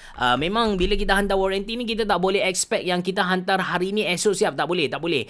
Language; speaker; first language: Malay; native; Malay